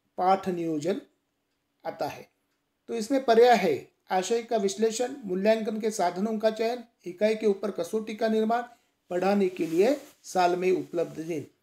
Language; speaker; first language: Hindi; non-native, local second language; Marathi